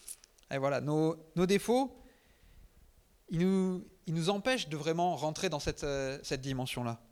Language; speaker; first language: French; native; French